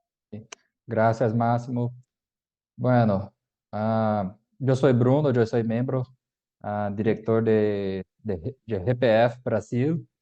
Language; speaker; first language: Spanish; non-native, fluent; Portuguese